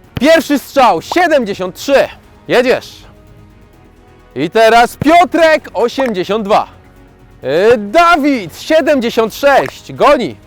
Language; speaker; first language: Polish; native; Polish